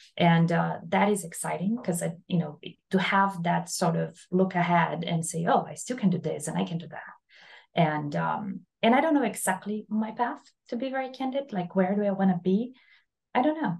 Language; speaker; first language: English; non-native, fluent; Portuguese